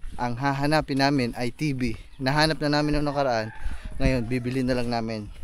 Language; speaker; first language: Filipino; native; Filipino